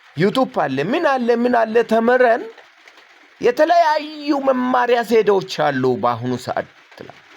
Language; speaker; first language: Amharic; non-native, local second language; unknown